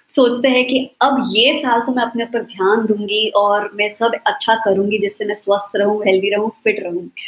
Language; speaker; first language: Hindi; native; Hindi